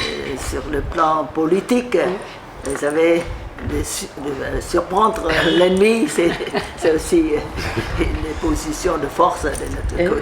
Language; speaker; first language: French; non-native, fluent; Vietnamese